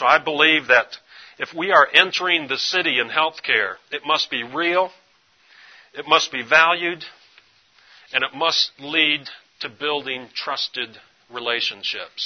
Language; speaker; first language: English; native; English